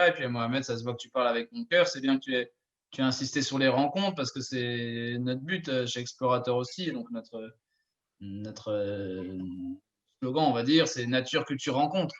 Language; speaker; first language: French; native; French